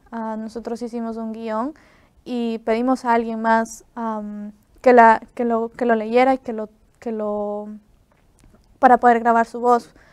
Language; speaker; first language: Spanish; native; Spanish